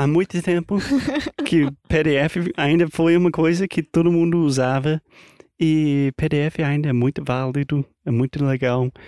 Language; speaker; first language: Portuguese; non-native, fluent; English